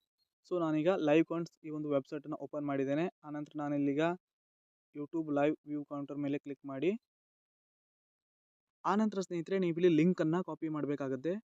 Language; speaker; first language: Kannada; native; Kannada